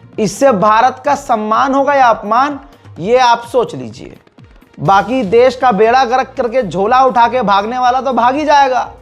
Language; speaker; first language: Hindi; native; Hindi